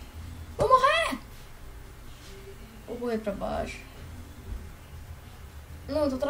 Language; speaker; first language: Portuguese; native; Portuguese